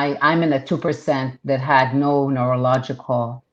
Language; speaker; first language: English; non-native, fluent; Hebrew